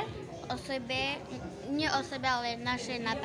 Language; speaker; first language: Slovak; early bilingual, heritage; Slovak